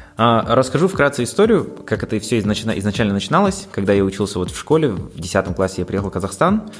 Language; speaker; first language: Russian; native; Russian